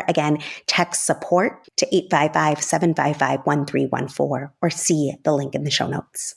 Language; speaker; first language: English; native; English